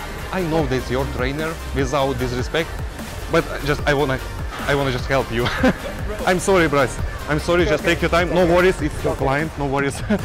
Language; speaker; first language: English; non-native, learner; Russian